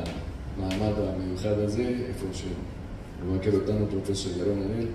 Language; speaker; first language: Hebrew; non-native, fluent; Spanish